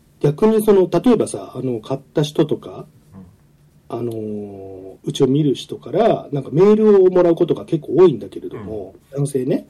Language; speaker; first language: Japanese; native; Japanese